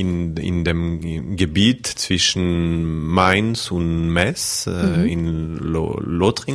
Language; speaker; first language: German; non-native, fluent; French